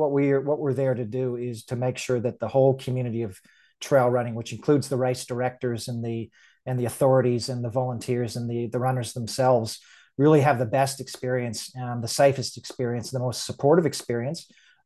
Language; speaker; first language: English; native; English